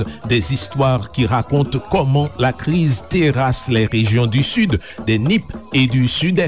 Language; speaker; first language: French; non-native, local second language; Haitian Creole